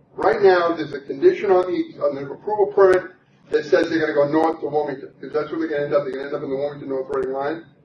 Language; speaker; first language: English; native; English